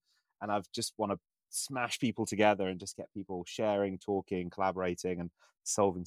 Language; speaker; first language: English; native; English